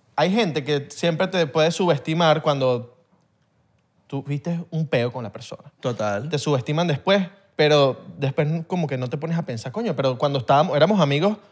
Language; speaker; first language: Spanish; native; Spanish